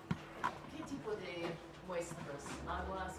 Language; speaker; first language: Spanish; non-native, learner; English